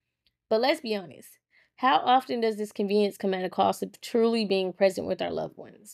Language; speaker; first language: English; native; English